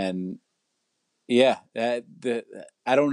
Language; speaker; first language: English; native; English